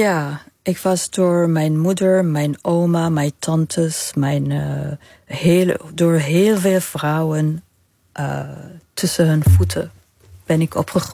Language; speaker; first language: Dutch; non-native, fluent; Arabic